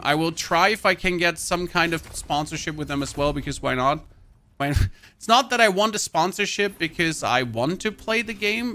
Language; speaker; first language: English; non-native, fluent; German